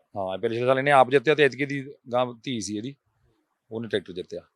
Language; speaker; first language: Punjabi; native; Punjabi